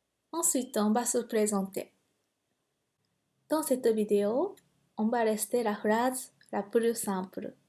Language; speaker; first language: French; non-native, fluent; Japanese